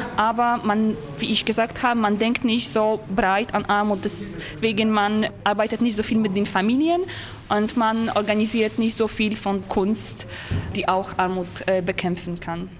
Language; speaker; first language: German; non-native, fluent; Polish